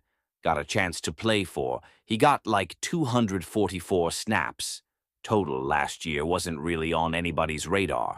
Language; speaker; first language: English; native; English